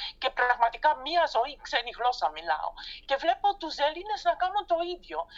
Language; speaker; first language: Greek; non-native, fluent; Dutch